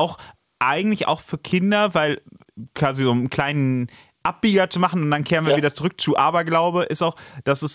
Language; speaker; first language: German; native; German